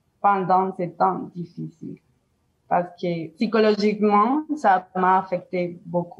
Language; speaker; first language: French; non-native, learner; Spanish